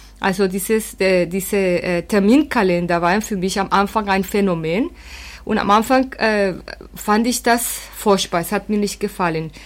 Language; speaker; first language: German; non-native, fluent; Spanish